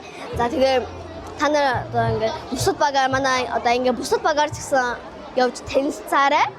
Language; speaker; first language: Mongolian; native; Mongolian